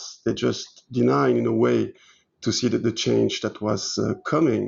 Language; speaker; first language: English; non-native, fluent; French